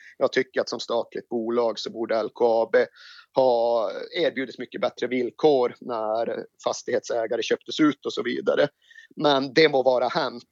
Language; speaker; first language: Swedish; native; Swedish